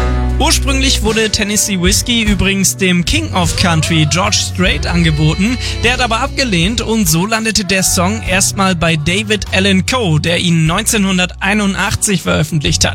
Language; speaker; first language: German; native; German